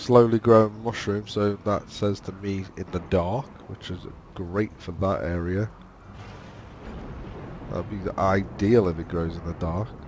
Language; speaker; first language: English; native; English